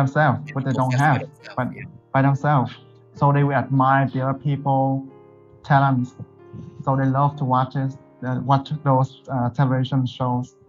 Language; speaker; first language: English; non-native, fluent; Vietnamese